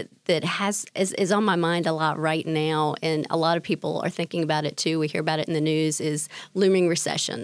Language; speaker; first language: English; native; English